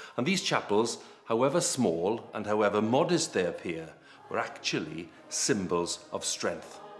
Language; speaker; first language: English; non-native, local second language; Welsh